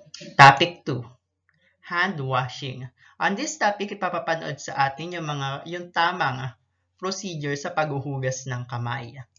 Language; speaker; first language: Filipino; native; Filipino